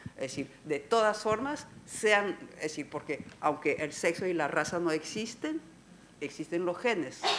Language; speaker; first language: Spanish; non-native, fluent; French